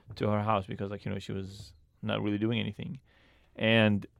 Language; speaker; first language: English; early bilingual, other home language; Arabic